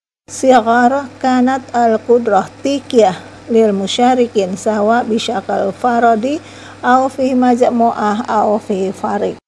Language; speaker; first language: Arabic; non-native, fluent; Indonesian